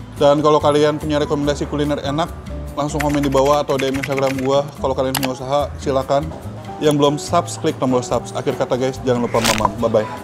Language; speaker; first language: Indonesian; native; Indonesian